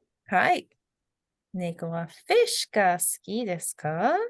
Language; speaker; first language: Japanese; non-native, fluent; English